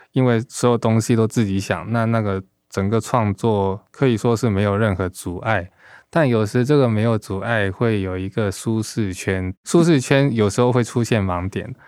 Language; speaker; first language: Chinese; non-native, local second language; Cantonese